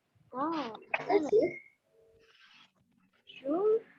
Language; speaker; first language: English; non-native, learner; Indonesian